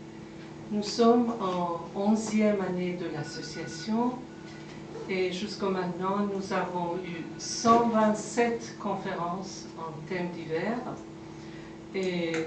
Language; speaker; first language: French; non-native, fluent; Persian